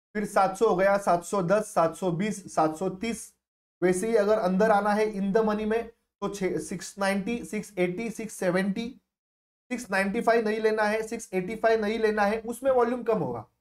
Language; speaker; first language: Hindi; non-native, local second language; Marathi